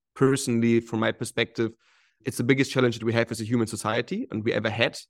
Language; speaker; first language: English; non-native, fluent; German